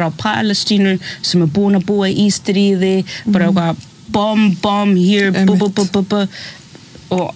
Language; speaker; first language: Icelandic; early bilingual, other home language; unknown